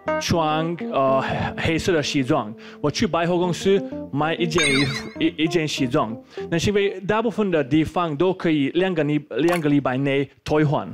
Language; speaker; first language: Chinese; non-native, fluent; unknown